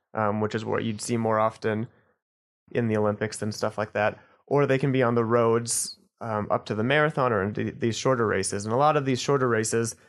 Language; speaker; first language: English; native; English